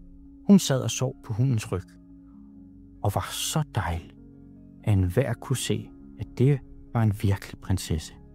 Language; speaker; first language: Danish; native; Danish